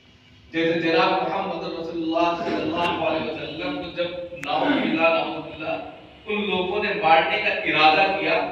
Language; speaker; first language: Urdu; native; Urdu